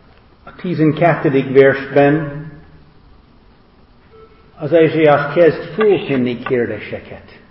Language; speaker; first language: Hungarian; non-native, learner; English